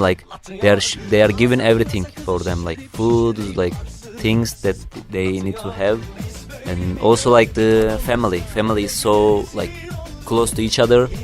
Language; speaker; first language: English; non-native, learner; Turkish